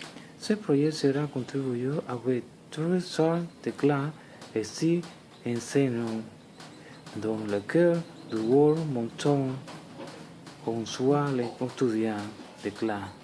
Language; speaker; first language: French; non-native, learner; Spanish